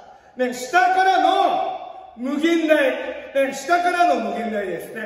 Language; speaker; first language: Japanese; native; Japanese